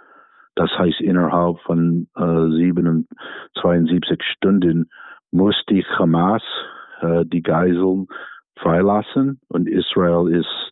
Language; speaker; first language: German; non-native, fluent; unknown